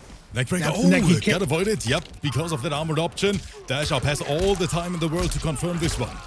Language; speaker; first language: English; native; English